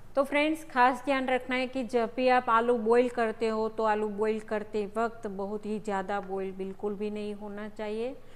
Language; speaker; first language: Hindi; non-native, local second language; Gujarati